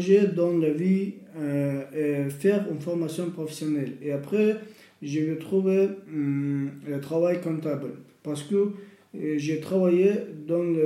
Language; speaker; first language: French; non-native, learner; Russian